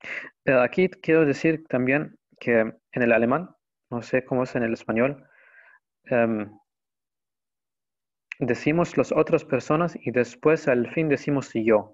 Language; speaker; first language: Spanish; non-native, fluent; Arabic